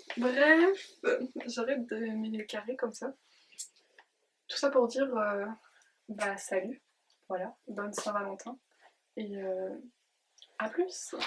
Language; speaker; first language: French; native; French